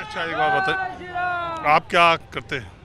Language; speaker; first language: Hindi; native; Hindi